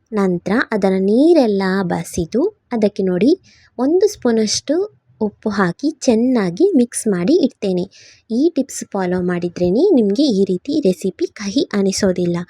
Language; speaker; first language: Kannada; non-native, local second language; Tulu